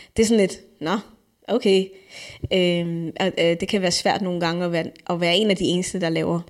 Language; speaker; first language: Danish; native; Danish